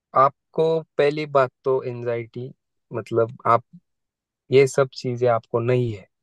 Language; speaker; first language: Hindi; non-native, local second language; Marathi